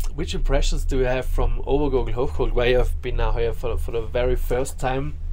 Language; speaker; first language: English; non-native, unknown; German